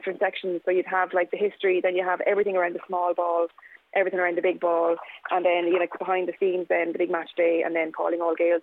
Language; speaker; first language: English; native; English